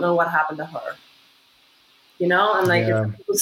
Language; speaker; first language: English; native; English